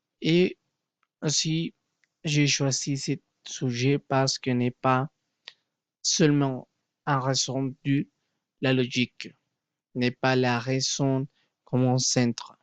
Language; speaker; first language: French; non-native, learner; Spanish